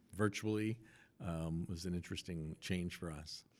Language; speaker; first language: English; native; English